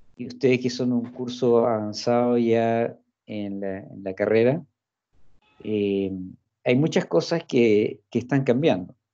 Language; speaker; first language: Spanish; early bilingual, heritage; Spanish